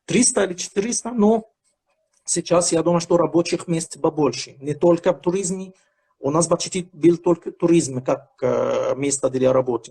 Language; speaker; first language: Russian; non-native, fluent; Arabic